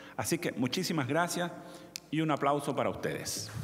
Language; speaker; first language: Spanish; native; Spanish